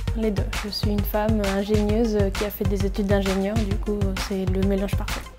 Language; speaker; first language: French; non-native, fluent; Spanish